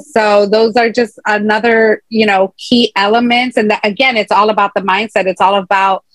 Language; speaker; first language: English; native; English